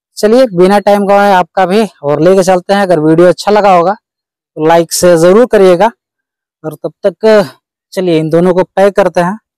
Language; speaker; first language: Hindi; native; Hindi